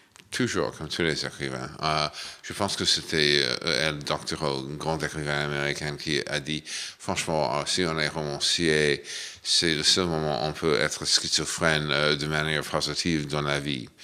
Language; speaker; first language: French; non-native, fluent; English